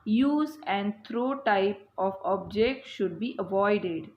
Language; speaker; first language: English; non-native, local second language; Marathi